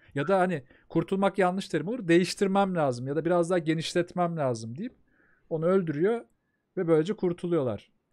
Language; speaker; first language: Turkish; native; Turkish